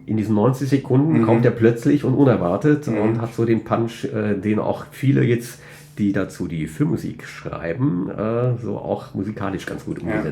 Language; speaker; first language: German; native; German